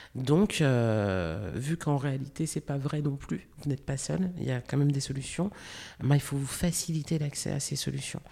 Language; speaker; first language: French; native; French